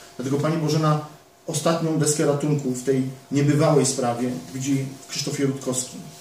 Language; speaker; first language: Polish; native; Polish